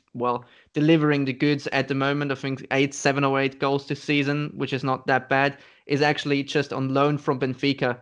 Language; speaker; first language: English; non-native, fluent; German